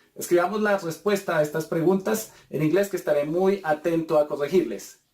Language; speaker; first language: Spanish; native; Spanish